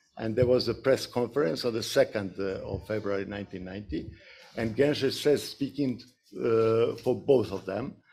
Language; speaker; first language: English; non-native, fluent; Serbian